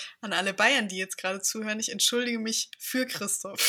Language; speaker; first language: German; native; German